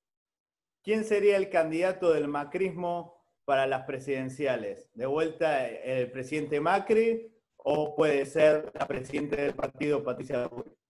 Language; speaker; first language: Spanish; native; Spanish